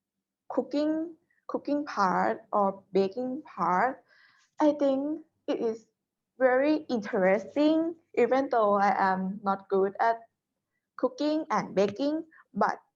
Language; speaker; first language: English; non-native, learner; Thai